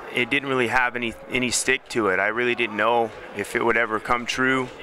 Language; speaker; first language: English; native; English